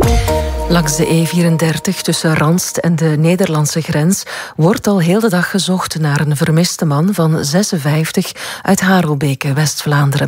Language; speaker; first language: Dutch; native; Dutch